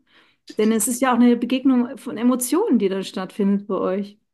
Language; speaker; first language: German; native; German